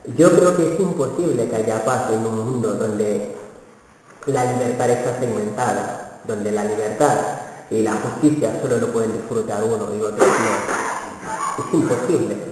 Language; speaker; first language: Spanish; non-native, fluent; Wolof